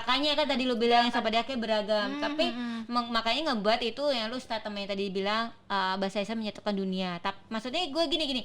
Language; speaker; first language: Indonesian; native; Indonesian